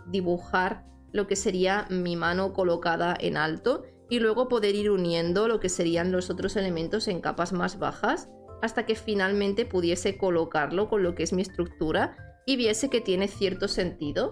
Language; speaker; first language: Spanish; native; Spanish